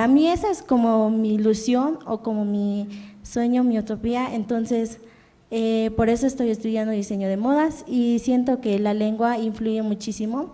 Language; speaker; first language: Spanish; non-native, local second language; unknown